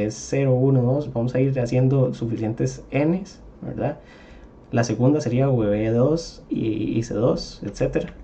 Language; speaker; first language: Spanish; native; Spanish